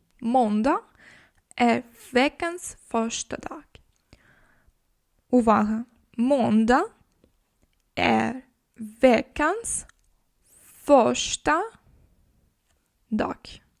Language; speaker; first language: Swedish; non-native, fluent; Ukrainian